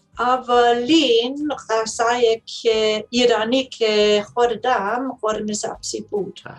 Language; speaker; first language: Persian; non-native, learner; German